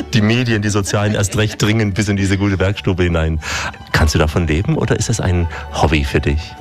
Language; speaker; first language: German; native; German